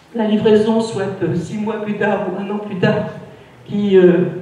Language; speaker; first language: French; native; French